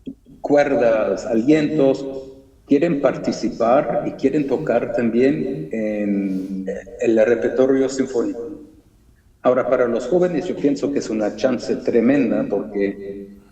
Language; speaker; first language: Spanish; early bilingual, heritage; German